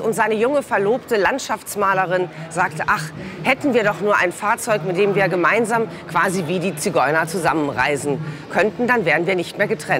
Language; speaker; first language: German; native; German